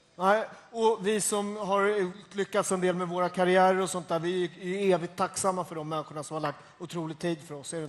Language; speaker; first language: Swedish; native; Swedish